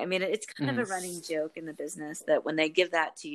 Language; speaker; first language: English; native; English